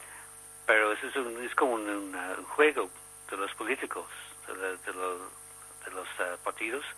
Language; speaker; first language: Spanish; non-native, learner; English